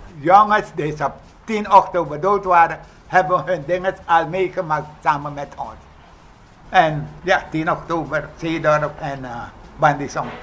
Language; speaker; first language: Dutch; native; Dutch